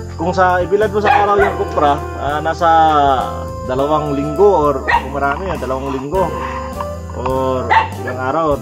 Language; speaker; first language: Filipino; non-native, local second language; Cebuano